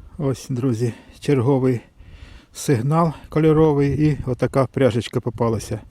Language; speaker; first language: Ukrainian; non-native, local second language; Russian